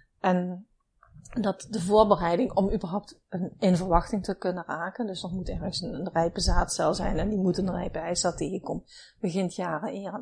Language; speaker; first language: Dutch; native; Dutch